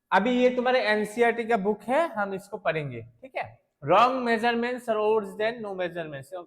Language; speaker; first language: Hindi; non-native, local second language; Bangla